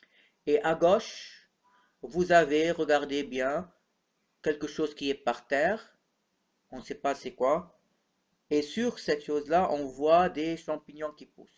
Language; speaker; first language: French; non-native, local second language; Arabic